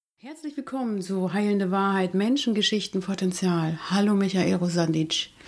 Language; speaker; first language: German; native; German